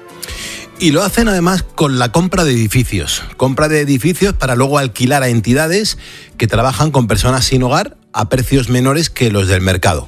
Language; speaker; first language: Spanish; native; Spanish